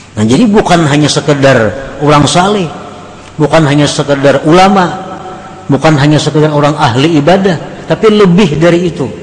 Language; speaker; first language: Indonesian; non-native, local second language; Banjar